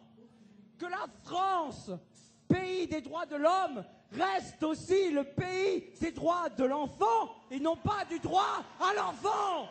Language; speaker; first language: French; native; French